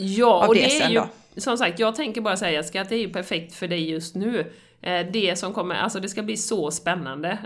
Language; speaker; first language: Swedish; native; Swedish